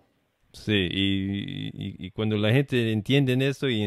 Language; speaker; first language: Spanish; non-native, learner; English